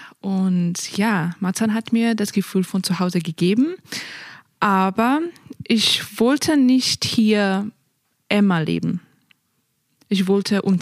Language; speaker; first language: German; non-native, fluent; Persian